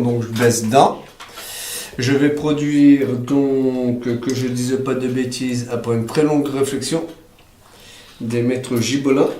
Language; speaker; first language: French; native; French